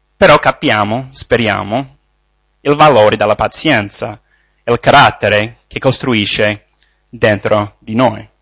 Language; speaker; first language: Italian; non-native, fluent; English